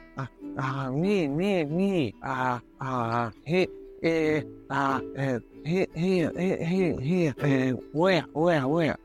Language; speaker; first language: Japanese; non-native, learner; Spanish